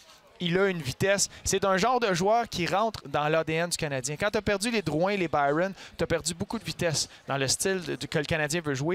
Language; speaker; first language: French; native; French